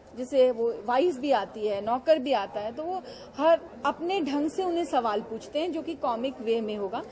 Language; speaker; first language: Hindi; non-native, local second language; Punjabi